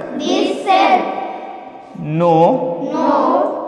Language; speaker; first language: English; non-native, learner; Marathi